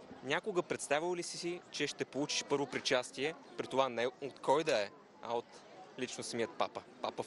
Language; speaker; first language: Bulgarian; native; Bulgarian